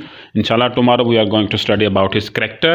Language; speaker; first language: English; non-native, local second language; Urdu